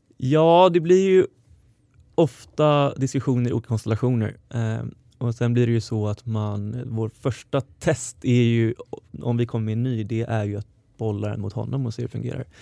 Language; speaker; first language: Swedish; native; Swedish